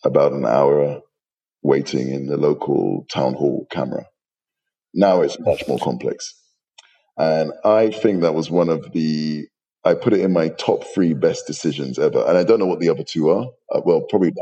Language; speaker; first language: English; native; English